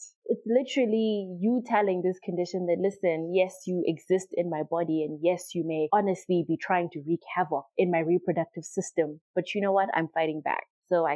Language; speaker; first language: English; non-native, local second language; Shona